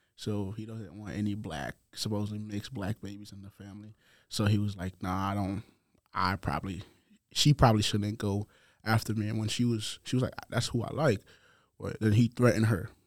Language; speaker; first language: English; non-native, fluent; Haitian Creole